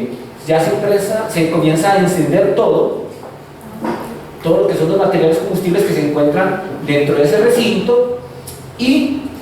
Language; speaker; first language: Spanish; native; Spanish